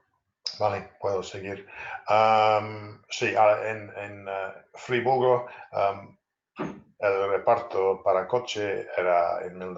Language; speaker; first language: Spanish; non-native, fluent; English